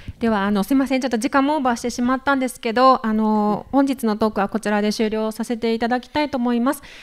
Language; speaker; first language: Japanese; native; Japanese